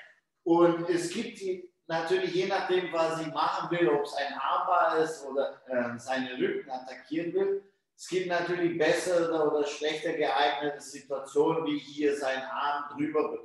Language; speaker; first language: German; non-native, fluent; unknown